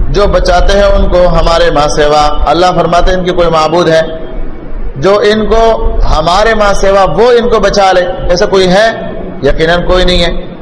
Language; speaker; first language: Urdu; non-native, local second language; Pashto